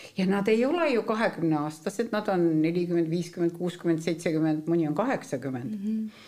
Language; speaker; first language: Estonian; native; Estonian